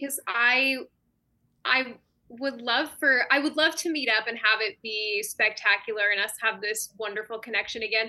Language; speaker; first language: English; native; English